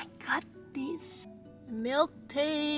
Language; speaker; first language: English; non-native, fluent; Indonesian